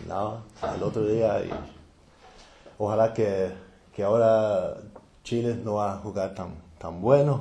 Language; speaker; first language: Spanish; non-native, learner; Danish